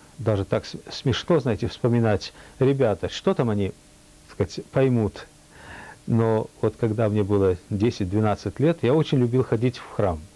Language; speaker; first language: Russian; early bilingual, heritage; Russian